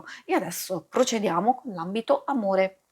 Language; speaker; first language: Italian; native; Italian